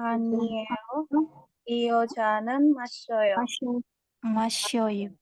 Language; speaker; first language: Korean; non-native, learner; Indonesian